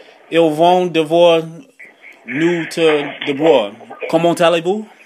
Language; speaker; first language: French; non-native, learner; English